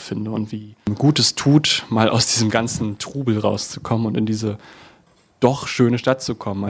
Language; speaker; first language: German; native; German